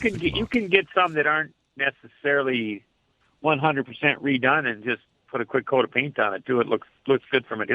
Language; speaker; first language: English; native; English